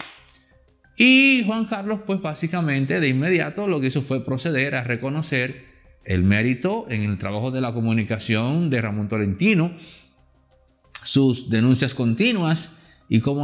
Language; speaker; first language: Spanish; native; Spanish